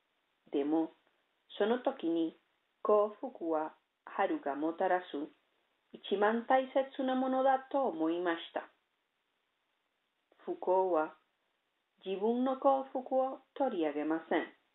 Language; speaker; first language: Japanese; non-native, learner; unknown